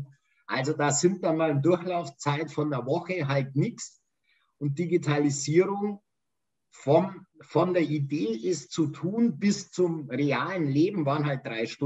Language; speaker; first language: German; native; German